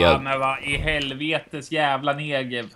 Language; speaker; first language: Swedish; native; Swedish